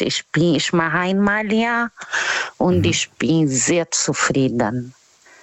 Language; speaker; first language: German; non-native, learner; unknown